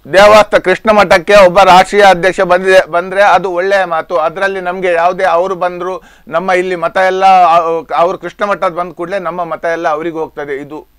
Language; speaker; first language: Kannada; native; Kannada